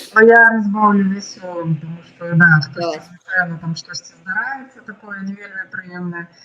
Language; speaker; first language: Belarusian; non-native, local second language; Russian